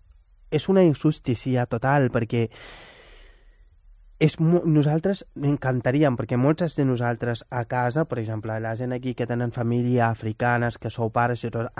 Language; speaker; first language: Catalan; non-native, fluent; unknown